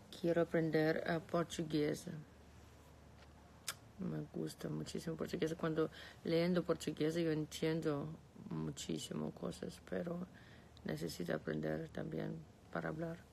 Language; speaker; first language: Spanish; non-native, learner; Russian